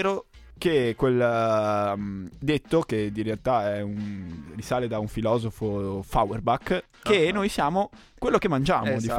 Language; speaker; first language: Italian; native; Italian